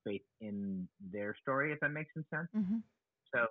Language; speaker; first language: English; native; English